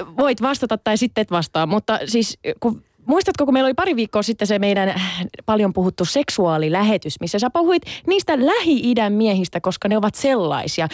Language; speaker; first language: Finnish; early bilingual, other home language; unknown